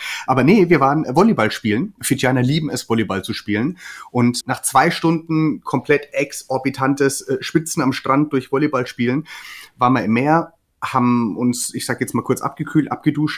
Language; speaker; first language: German; native; German